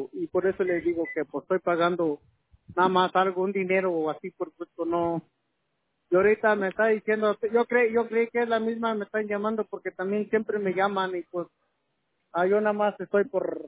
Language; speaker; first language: Spanish; native; Spanish